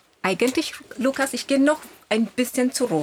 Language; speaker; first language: German; non-native, fluent; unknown